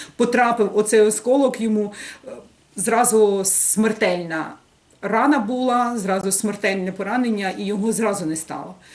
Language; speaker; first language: Ukrainian; native; Ukrainian